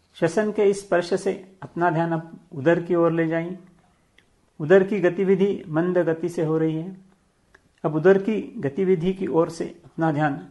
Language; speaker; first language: Hindi; non-native, local second language; Marathi